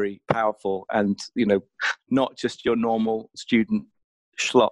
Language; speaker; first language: English; native; English